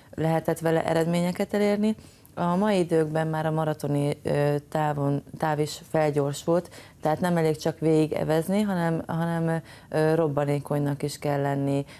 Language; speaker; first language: Hungarian; native; Hungarian